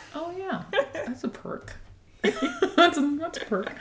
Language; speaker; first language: English; native; English